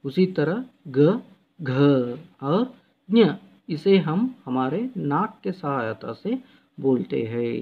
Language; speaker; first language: Hindi; non-native, local second language; Kannada